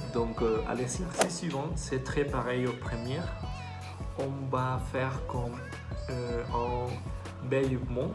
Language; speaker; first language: French; non-native, fluent; Spanish